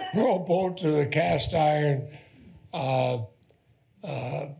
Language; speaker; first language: English; native; English